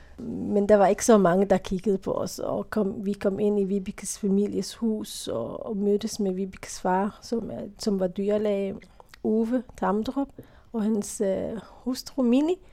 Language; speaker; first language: Danish; non-native, fluent; Somali